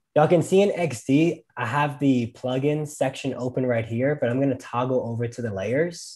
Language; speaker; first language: English; native; English